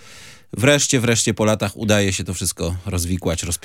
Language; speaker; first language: Polish; native; Polish